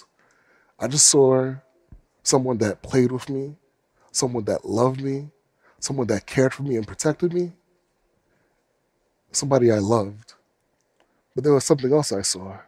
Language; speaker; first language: English; native; English